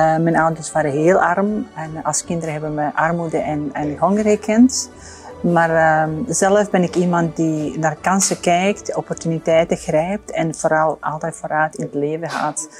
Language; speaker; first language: Dutch; non-native, fluent; Bosnian